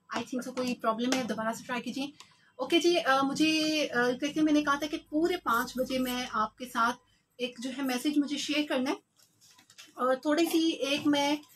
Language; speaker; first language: Urdu; non-native, local second language; Punjabi